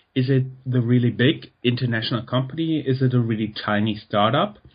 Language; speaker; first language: English; non-native, fluent; German